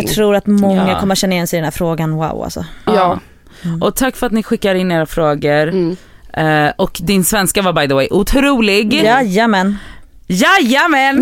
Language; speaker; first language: Swedish; native; Swedish